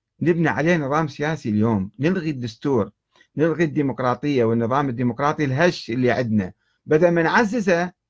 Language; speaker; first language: Arabic; native; Arabic